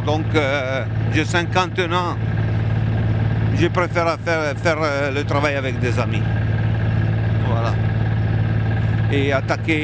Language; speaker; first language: French; non-native, fluent; Italian